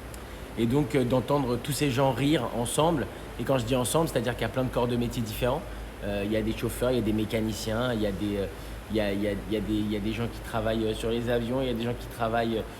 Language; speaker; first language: French; native; French